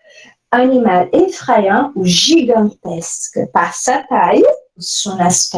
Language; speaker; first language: French; non-native, fluent; Portuguese